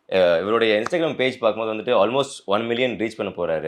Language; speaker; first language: Tamil; native; Tamil